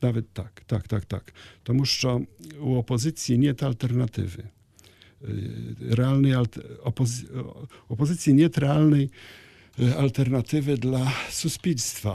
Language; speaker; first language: Ukrainian; non-native, learner; Polish